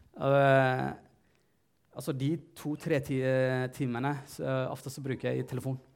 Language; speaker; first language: Norwegian; non-native, fluent; Tigrinya